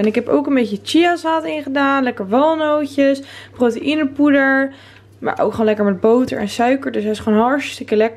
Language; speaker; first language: Dutch; native; Dutch